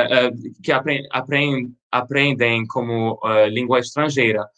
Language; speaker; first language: Portuguese; non-native, fluent; French